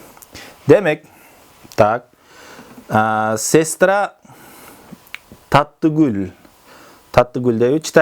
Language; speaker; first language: Russian; non-native, fluent; Kyrgyz